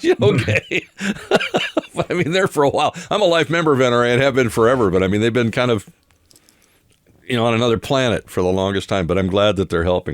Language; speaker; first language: English; native; English